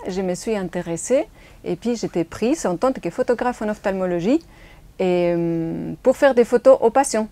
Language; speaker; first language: French; non-native, fluent; Spanish